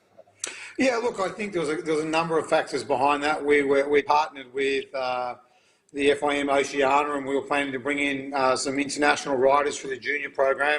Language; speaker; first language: English; native; English